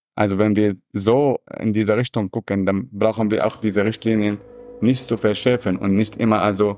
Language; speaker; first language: German; non-native, fluent; Arabic